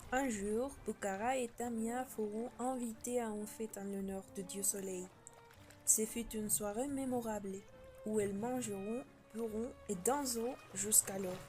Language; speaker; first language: French; non-native, learner; Spanish